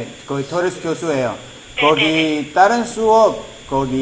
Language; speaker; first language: Korean; non-native, learner; English